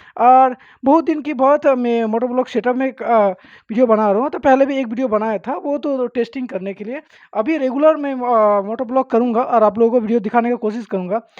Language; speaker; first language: Hindi; non-native, local second language; Bangla